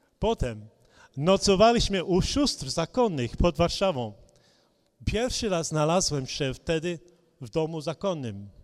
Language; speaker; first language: Polish; non-native, fluent; English